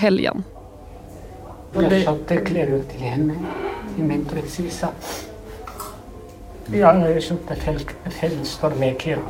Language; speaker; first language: Swedish; non-native, learner; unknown